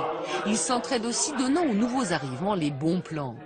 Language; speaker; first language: French; native; French